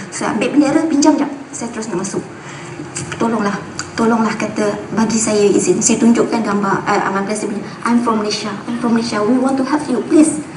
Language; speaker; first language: Malay; native; Malay